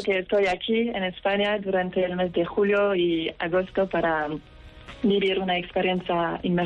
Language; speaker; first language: Spanish; non-native, fluent; Dutch